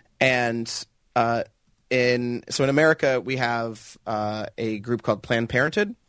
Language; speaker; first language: English; native; English